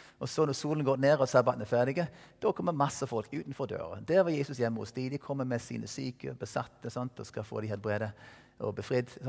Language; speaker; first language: Norwegian; non-native, fluent; English